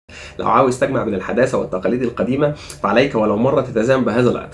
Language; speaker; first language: Arabic; native; Arabic